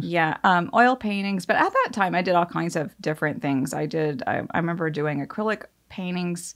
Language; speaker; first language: English; native; English